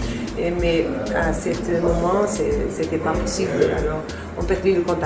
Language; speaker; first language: French; non-native, learner; Portuguese